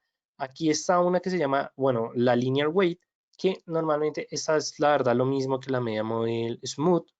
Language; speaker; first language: Spanish; native; Spanish